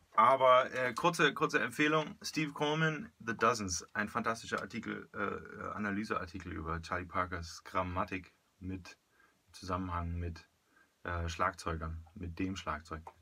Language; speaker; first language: German; native; German